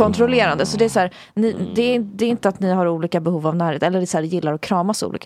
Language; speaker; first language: Swedish; native; Swedish